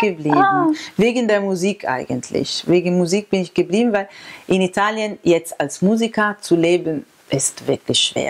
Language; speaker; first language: German; non-native, fluent; Italian